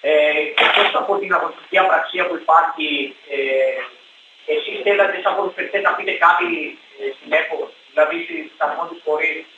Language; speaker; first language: Greek; native; Greek